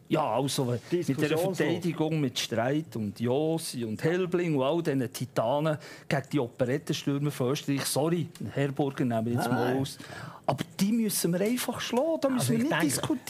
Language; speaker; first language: German; native; German